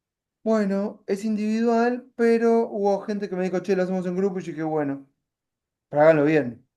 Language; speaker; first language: Spanish; native; Spanish